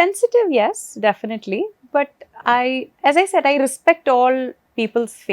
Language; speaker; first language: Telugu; non-native, fluent; Malayalam